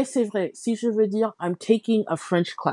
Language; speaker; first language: French; non-native, fluent; English